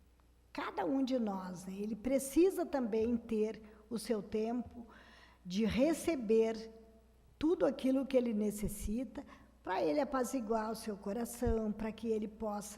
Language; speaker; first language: Portuguese; native; Portuguese